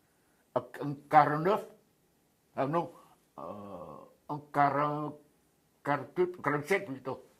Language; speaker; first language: French; non-native, fluent; Vietnamese